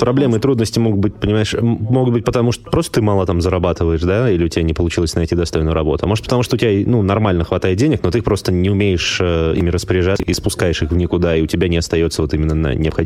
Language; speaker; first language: Russian; native; Russian